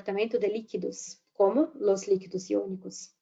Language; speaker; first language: Spanish; non-native, fluent; Portuguese